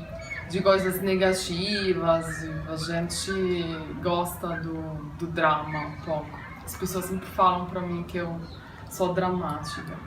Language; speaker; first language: Portuguese; non-native, fluent; Italian